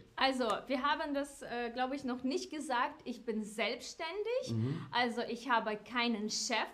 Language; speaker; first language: German; non-native, fluent; Ukrainian